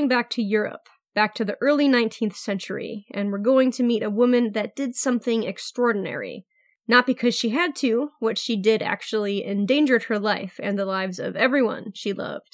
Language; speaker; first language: English; native; English